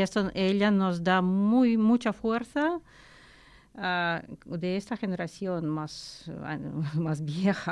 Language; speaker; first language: Spanish; non-native, learner; Ukrainian